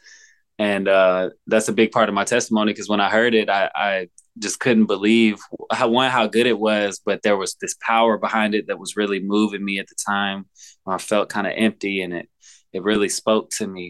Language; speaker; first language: English; native; English